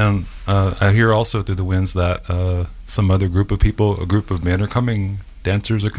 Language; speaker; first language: English; native; English